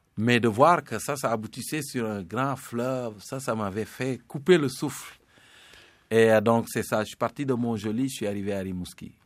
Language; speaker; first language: French; non-native, local second language; Serer